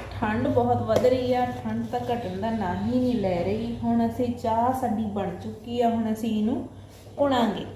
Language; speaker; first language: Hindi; non-native, local second language; Punjabi